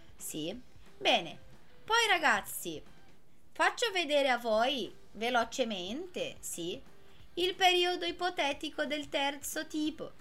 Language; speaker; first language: Italian; non-native, fluent; Portuguese